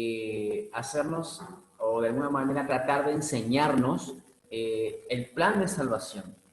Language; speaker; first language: Spanish; native; Spanish